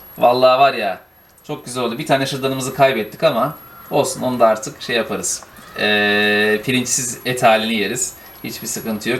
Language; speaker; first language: Turkish; native; Turkish